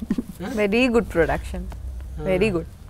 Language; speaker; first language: Telugu; non-native, learner; Bangla